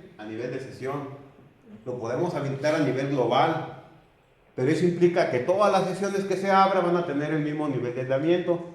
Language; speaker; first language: Spanish; native; Spanish